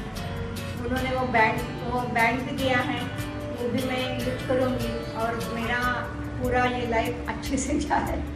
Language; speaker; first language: Hindi; non-native, local second language; Marathi